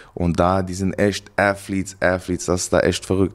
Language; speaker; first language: German; native; German